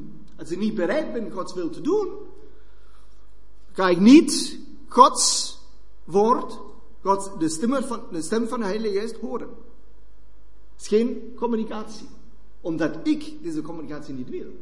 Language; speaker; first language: Dutch; non-native, fluent; German